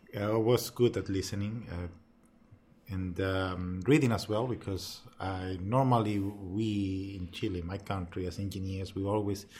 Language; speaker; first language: English; non-native, fluent; Spanish